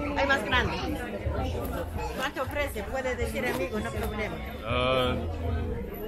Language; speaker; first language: Spanish; non-native, learner; Chinese